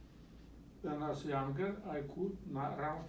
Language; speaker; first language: English; non-native, learner; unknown